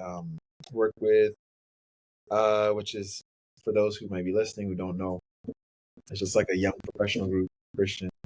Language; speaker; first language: English; native; English